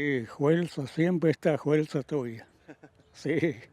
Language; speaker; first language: Spanish; non-native, local second language; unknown